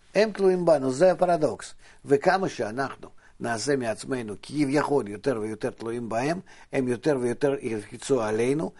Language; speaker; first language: Hebrew; non-native, fluent; Russian